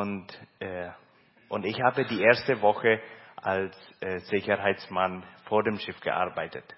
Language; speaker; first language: German; early bilingual, heritage; Plautdietsch